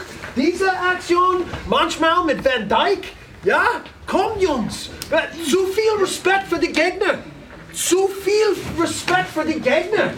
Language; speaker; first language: German; non-native, learner; English